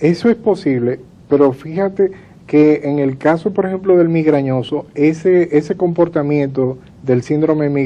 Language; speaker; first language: Spanish; native; Spanish